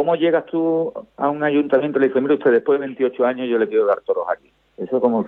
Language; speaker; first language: Spanish; native; Spanish